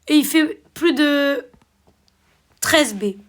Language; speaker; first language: French; native; French